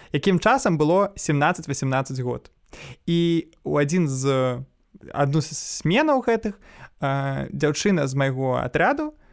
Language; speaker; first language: Belarusian; non-native, local second language; Russian